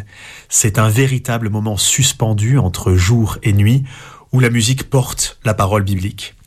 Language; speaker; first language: French; native; French